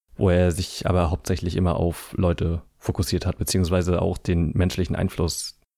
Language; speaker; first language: German; native; German